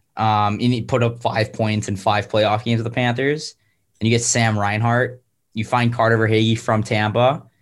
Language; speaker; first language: English; native; English